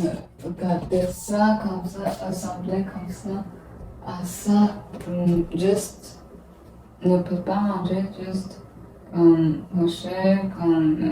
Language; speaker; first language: French; non-native, learner; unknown